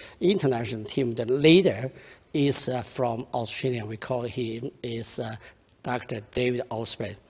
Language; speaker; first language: English; non-native, learner; Chinese